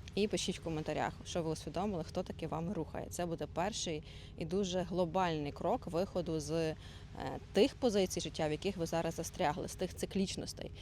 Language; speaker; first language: Ukrainian; non-native, local second language; Russian